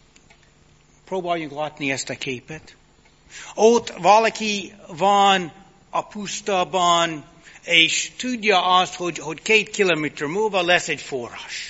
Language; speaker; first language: Hungarian; non-native, fluent; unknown